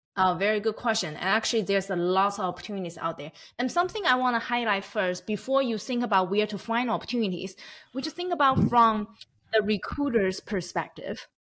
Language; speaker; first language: English; non-native, fluent; Chinese